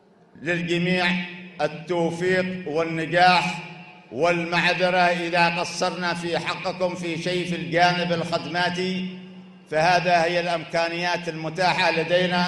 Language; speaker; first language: Arabic; native; Arabic